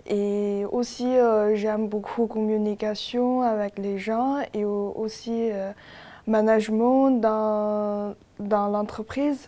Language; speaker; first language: French; non-native, learner; Chinese